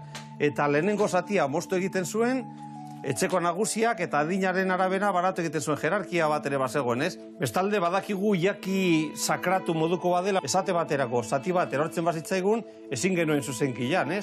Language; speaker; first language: Basque; native; Basque